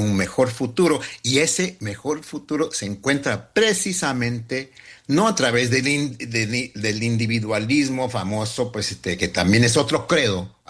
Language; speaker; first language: Spanish; early bilingual, heritage; Spanish